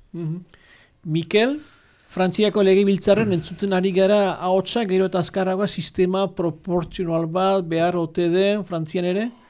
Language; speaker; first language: Basque; native; Basque